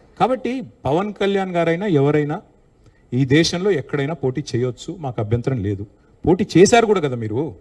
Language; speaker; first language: Telugu; native; Telugu